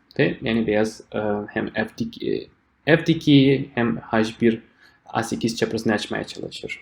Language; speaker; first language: Turkish; non-native, fluent; Russian